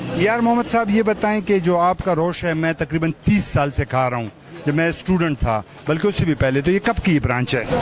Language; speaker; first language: Urdu; non-native, local second language; Pashto